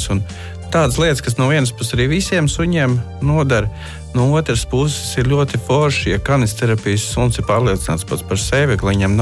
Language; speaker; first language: Latvian; native; Latvian